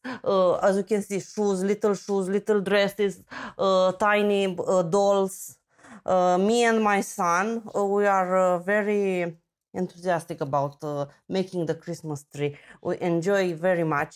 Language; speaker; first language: English; non-native, fluent; Romanian